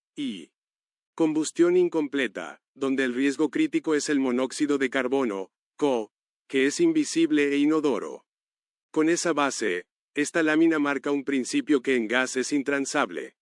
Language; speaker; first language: Spanish; native; Spanish